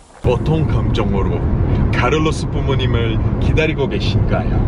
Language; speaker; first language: Korean; non-native, learner; Portuguese